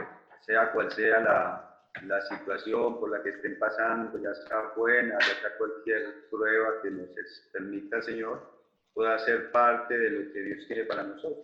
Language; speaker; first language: Spanish; native; Spanish